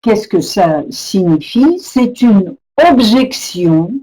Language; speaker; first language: French; non-native, fluent; Russian